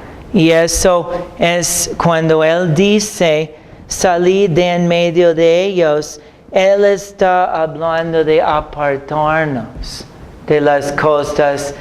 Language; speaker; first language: Spanish; non-native, fluent; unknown